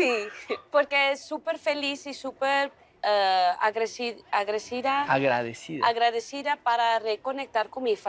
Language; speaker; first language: Spanish; non-native, learner; Dutch